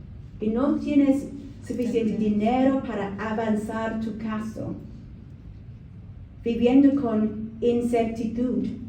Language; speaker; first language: Spanish; non-native, learner; English